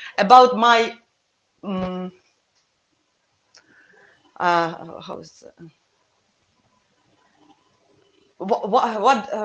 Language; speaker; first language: English; non-native, learner; Russian